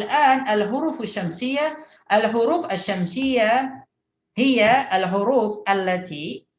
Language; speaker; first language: Arabic; non-native, fluent; Indonesian